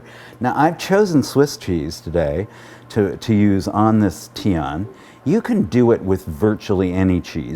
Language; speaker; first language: English; native; English